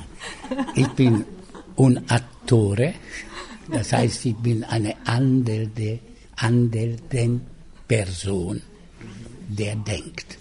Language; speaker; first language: German; non-native, fluent; Italian